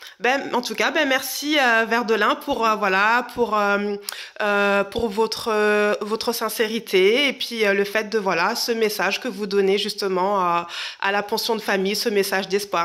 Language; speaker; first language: French; native; French